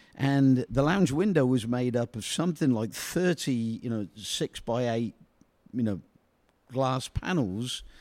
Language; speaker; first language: English; native; English